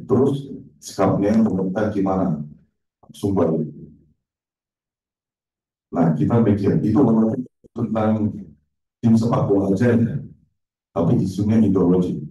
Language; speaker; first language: Indonesian; non-native, fluent; Turkish